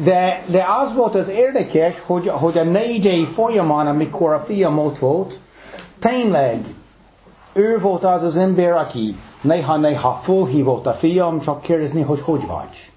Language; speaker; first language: Hungarian; early bilingual, heritage; English